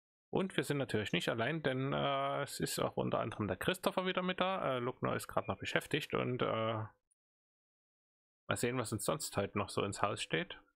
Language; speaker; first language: German; native; German